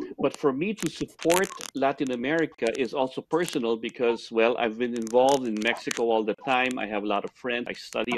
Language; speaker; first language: English; native; English